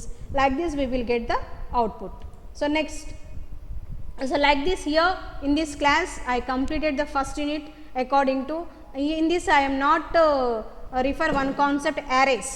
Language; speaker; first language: English; non-native, local second language; Telugu